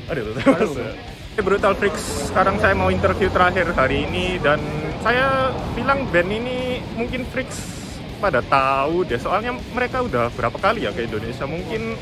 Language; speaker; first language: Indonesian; non-native, fluent; Japanese